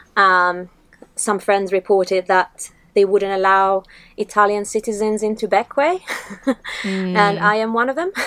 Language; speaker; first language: English; non-native, fluent; Italian